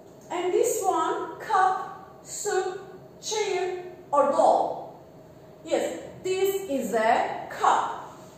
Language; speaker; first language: English; non-native, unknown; Turkish